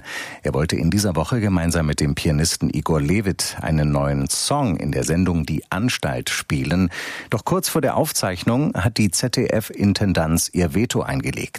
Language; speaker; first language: German; native; German